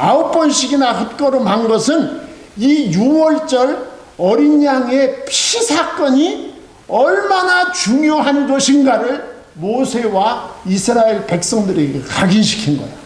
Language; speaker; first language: Korean; native; Korean